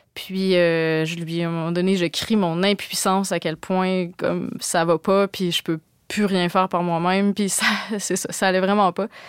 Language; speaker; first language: French; native; French